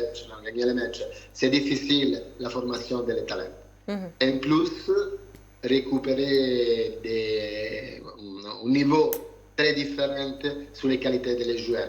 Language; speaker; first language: French; non-native, learner; Italian